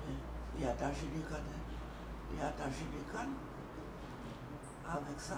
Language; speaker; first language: French; non-native, local second language; Guadeloupean Creole French